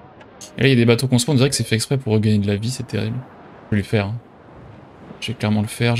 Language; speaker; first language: French; native; French